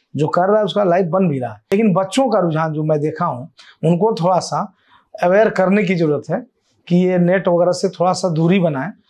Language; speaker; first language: Hindi; native; Hindi